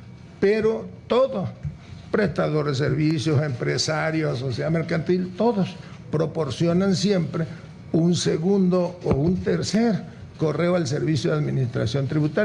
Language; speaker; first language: Spanish; native; Spanish